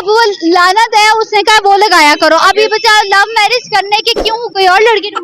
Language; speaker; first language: Urdu; native; Urdu